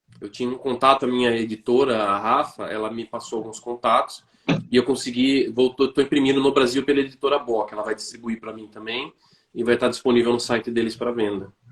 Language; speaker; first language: Portuguese; native; Portuguese